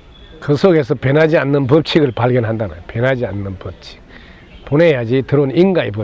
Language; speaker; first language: Korean; native; Korean